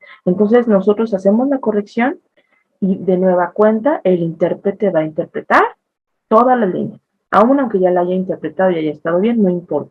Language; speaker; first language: Spanish; native; Spanish